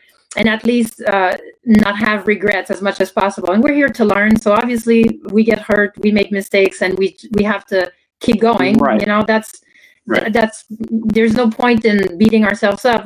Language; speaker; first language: English; non-native, fluent; French